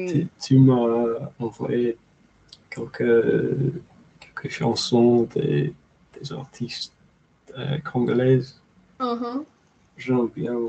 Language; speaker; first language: French; non-native, learner; English